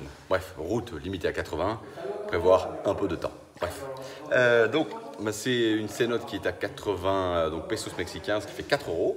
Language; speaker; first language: French; native; French